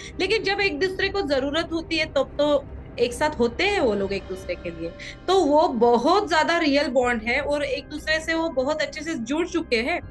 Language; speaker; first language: Hindi; non-native, local second language; Marathi